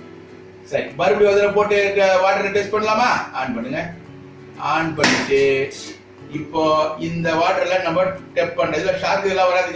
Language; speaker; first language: Tamil; native; Tamil